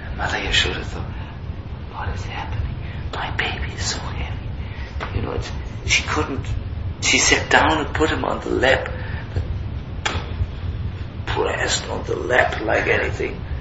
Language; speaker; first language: English; non-native, fluent; German